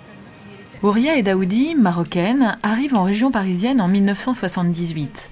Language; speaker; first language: French; native; French